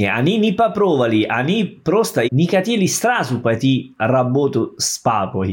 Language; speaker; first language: Russian; non-native, fluent; Italian